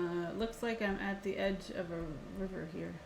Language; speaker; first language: English; native; English